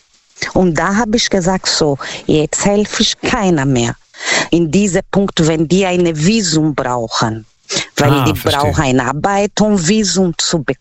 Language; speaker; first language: German; non-native, learner; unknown